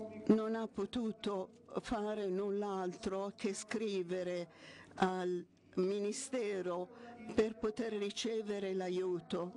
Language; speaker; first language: Italian; non-native, fluent; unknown